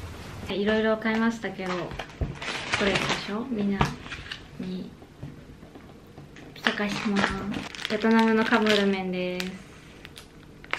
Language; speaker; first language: Japanese; non-native, learner; Vietnamese